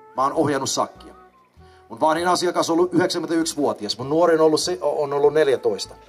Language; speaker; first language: Finnish; early bilingual, heritage; Finnish